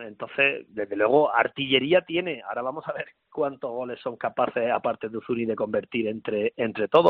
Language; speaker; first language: Spanish; native; Spanish